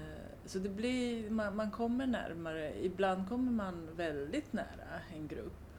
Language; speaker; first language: Swedish; non-native, fluent; Romanian